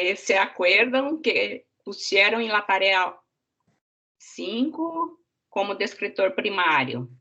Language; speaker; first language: Spanish; non-native, learner; Portuguese